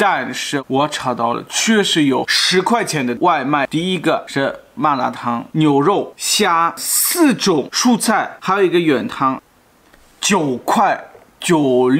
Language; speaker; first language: Chinese; non-native, fluent; German